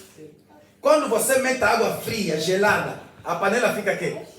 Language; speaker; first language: Portuguese; non-native, fluent; Lingala